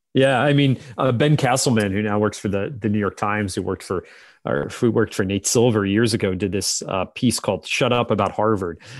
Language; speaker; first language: English; native; English